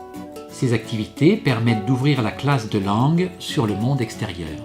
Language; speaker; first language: French; native; French